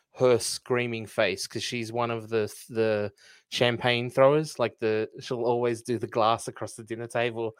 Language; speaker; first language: English; early bilingual, other home language; Filipino